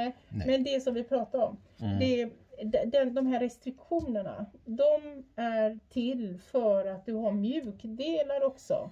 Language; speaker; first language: Swedish; native; Swedish